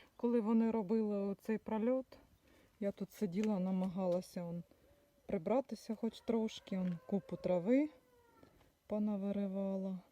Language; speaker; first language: Ukrainian; native; Ukrainian